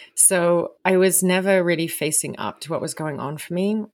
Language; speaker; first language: English; native; English